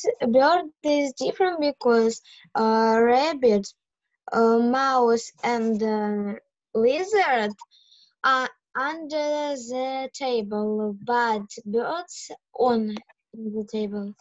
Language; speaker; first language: English; non-native, learner; Russian